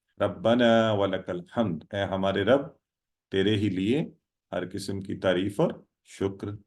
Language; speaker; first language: Urdu; native; Urdu